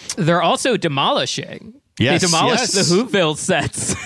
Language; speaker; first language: English; native; English